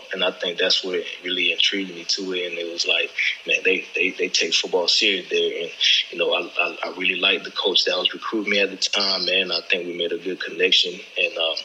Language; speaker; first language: English; native; English